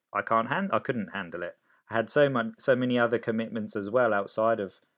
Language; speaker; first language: English; native; English